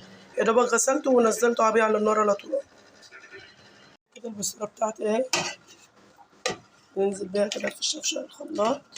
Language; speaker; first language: Arabic; native; Arabic